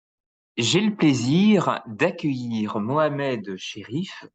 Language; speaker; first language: French; native; French